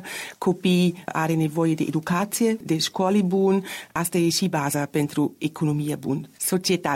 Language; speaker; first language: Romanian; non-native, learner; German